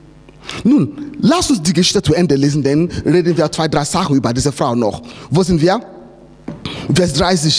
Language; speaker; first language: German; non-native, fluent; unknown